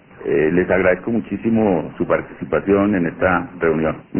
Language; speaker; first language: Spanish; native; Spanish